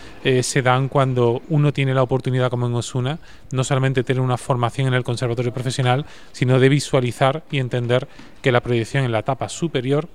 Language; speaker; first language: Spanish; native; Spanish